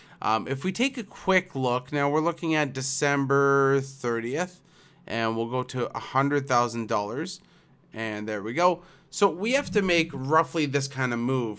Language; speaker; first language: English; native; English